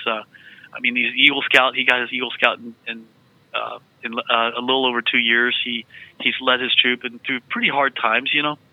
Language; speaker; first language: English; early bilingual, other home language; Vietnamese